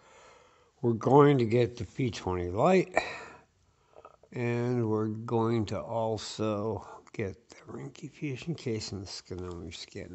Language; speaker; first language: English; native; English